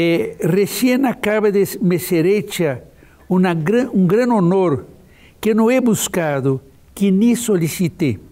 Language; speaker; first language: Spanish; non-native, fluent; Portuguese